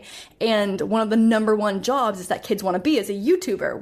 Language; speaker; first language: English; native; English